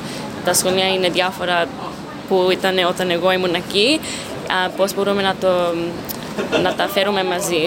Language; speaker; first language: Greek; early bilingual, heritage; Greek